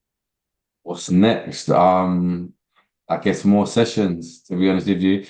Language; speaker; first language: English; native; English